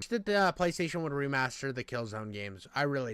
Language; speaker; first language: English; native; English